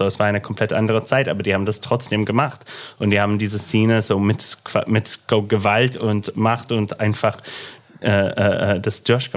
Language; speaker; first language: German; non-native, fluent; English